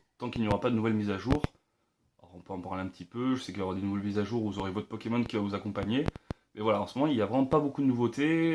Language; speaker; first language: French; native; French